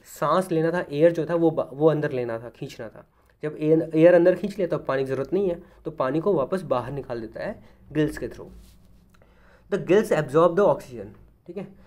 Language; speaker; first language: Hindi; native; Hindi